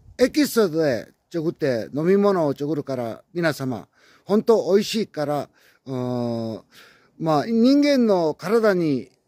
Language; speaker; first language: Japanese; non-native, learner; Korean